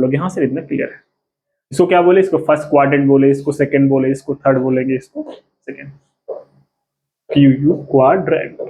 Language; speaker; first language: Hindi; native; Hindi